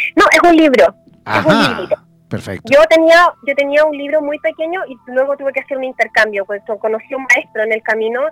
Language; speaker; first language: Spanish; native; Spanish